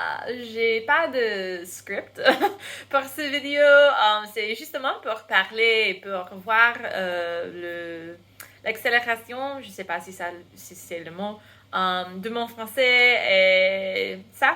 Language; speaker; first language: French; non-native, fluent; English